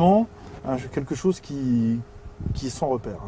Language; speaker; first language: French; native; French